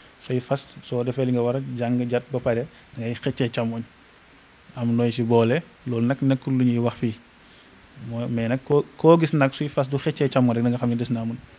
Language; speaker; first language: Wolof; non-native, local second language; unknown